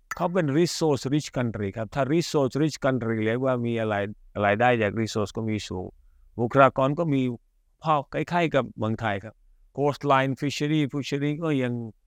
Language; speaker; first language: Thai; early bilingual, other home language; Hindi